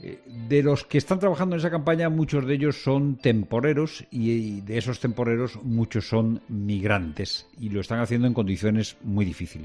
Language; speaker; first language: Spanish; native; Spanish